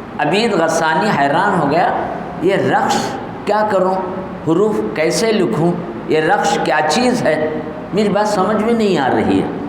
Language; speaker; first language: Urdu; native; Urdu